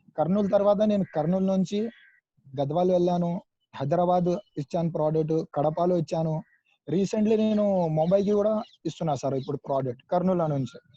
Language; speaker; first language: Telugu; non-native, local second language; Urdu